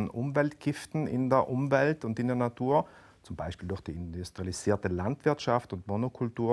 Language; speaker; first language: German; native; German